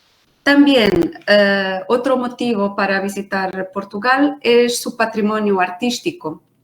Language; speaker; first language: Spanish; non-native, fluent; Portuguese